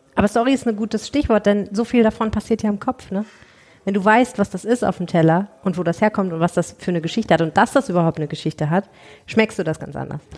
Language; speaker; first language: German; native; German